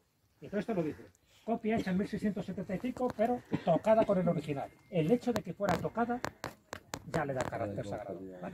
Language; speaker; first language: Spanish; native; Spanish